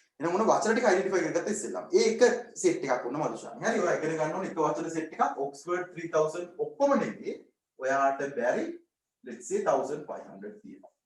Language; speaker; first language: Sinhala; native; Sinhala